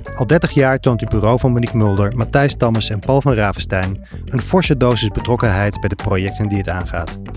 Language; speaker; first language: Dutch; native; Dutch